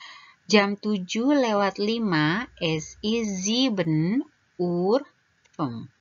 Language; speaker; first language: German; non-native, fluent; Indonesian